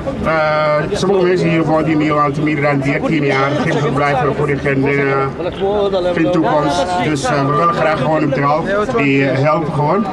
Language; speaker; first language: Dutch; non-native, learner; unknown